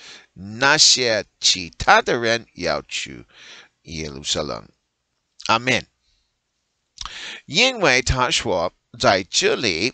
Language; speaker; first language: Chinese; non-native, learner; English